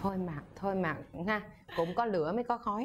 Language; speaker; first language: Vietnamese; native; Vietnamese